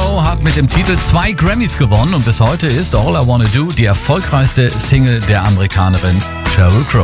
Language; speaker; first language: German; native; German